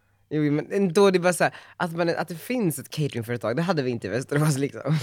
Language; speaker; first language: Swedish; native; Swedish